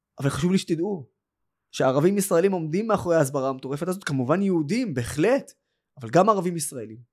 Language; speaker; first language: Hebrew; non-native, local second language; Arabic